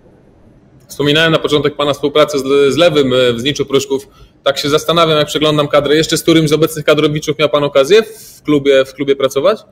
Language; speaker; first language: Polish; native; Polish